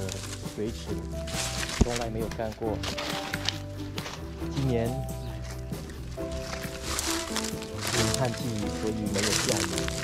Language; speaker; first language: Chinese; non-native, learner; Khmer